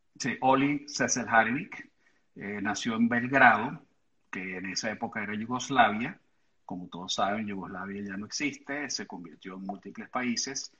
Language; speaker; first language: Spanish; native; Spanish